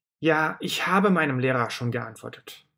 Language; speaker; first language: German; non-native, fluent; Russian